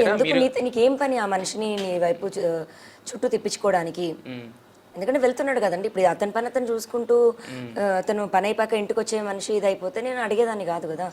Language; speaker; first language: Telugu; native; Telugu